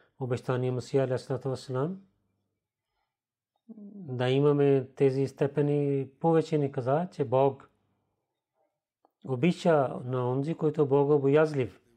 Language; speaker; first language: Bulgarian; non-native, learner; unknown